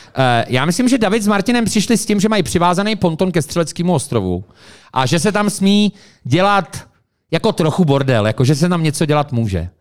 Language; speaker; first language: Czech; native; Czech